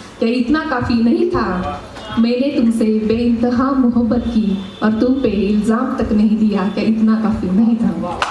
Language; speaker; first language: Hindi; non-native, local second language; Marathi